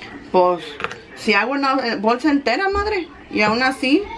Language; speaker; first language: Spanish; early bilingual, heritage; Spanish